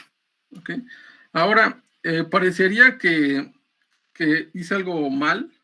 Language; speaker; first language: Spanish; native; Spanish